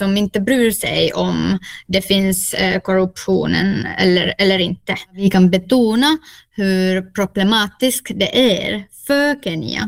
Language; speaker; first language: Swedish; non-native, local second language; Finnish